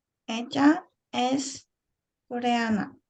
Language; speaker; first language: Spanish; non-native, learner; Korean